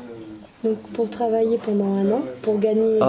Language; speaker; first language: French; non-native, learner; English